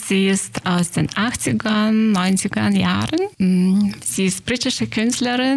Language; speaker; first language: German; non-native, fluent; Lithuanian